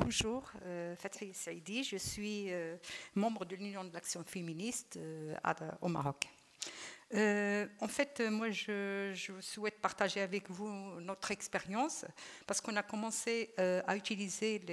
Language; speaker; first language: French; non-native, local second language; Arabic